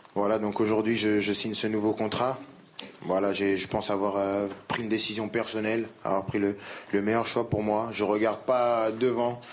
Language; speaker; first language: French; native; French